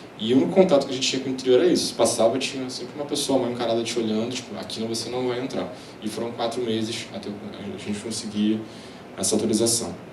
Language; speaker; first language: Portuguese; native; Portuguese